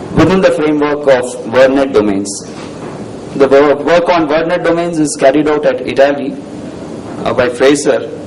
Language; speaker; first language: English; non-native, local second language; Tamil